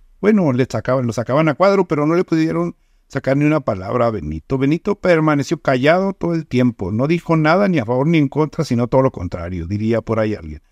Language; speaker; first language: Spanish; native; Spanish